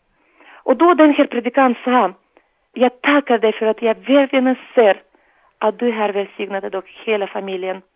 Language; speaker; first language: Swedish; non-native, fluent; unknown